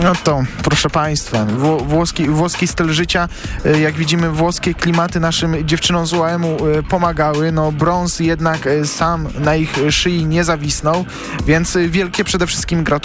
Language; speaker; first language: Polish; native; Polish